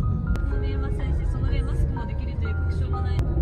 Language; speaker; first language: Japanese; native; Japanese